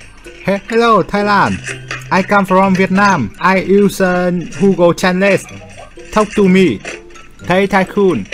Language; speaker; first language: English; non-native, learner; Vietnamese